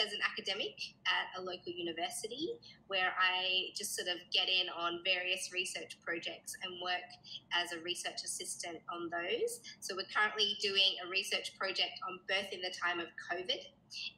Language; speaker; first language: English; native; English